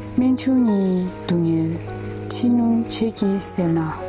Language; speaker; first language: Korean; non-native, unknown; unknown